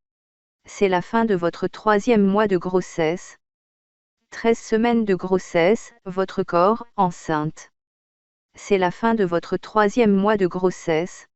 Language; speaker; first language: French; native; French